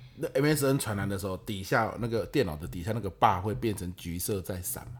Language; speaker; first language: Chinese; native; Chinese